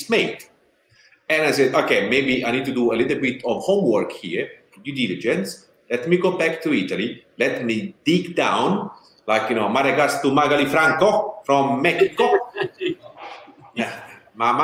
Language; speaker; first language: English; non-native, fluent; Italian